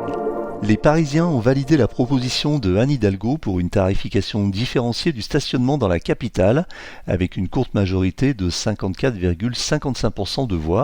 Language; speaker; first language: French; native; French